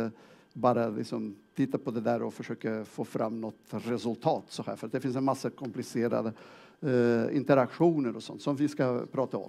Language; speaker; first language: Swedish; non-native, fluent; Portuguese